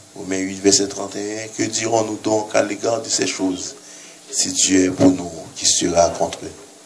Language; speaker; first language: French; non-native, local second language; Haitian Creole